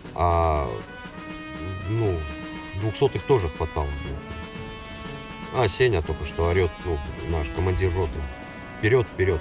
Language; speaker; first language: Russian; native; Russian